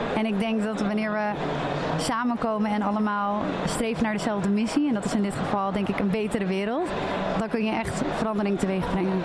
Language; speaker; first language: Dutch; native; Dutch